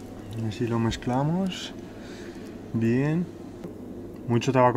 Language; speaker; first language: Spanish; native; Spanish